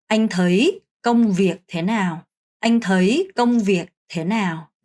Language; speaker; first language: Vietnamese; non-native, fluent; Korean